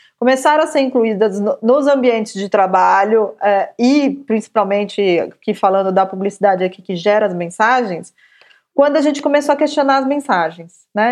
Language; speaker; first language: Portuguese; native; Portuguese